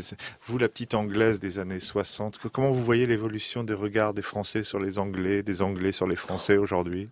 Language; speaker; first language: French; native; French